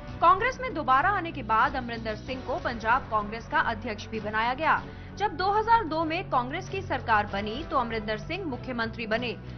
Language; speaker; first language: Hindi; native; Hindi